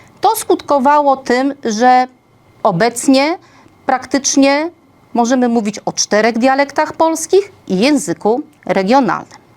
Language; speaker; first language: Polish; native; Polish